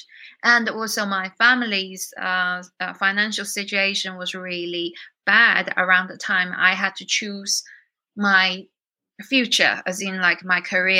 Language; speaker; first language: English; non-native, fluent; Chinese